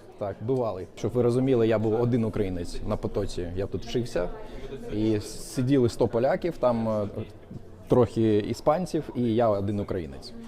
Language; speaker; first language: Ukrainian; non-native, local second language; Russian